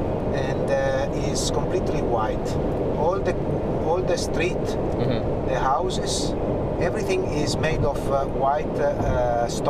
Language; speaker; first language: English; non-native, learner; Italian